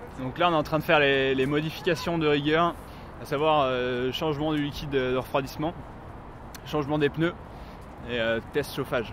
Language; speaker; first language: French; native; French